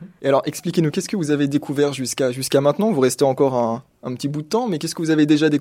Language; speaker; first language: French; native; French